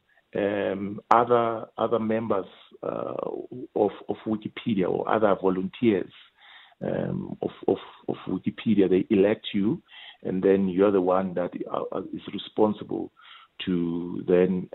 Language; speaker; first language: English; non-native, local second language; Swati